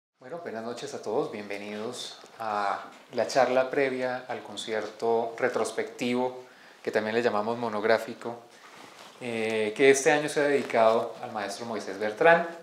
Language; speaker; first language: Spanish; native; Spanish